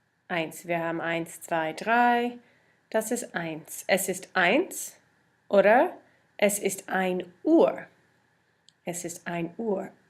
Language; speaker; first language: German; non-native, fluent; English